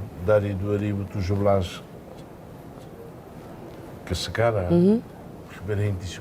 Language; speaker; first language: Indonesian; non-native, fluent; Tetum